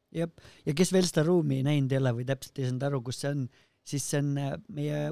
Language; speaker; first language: Estonian; native; Estonian